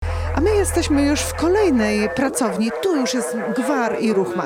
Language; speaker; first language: Polish; native; Polish